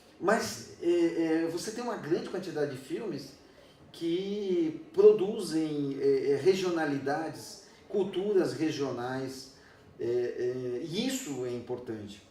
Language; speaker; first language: Portuguese; non-native, fluent; Spanish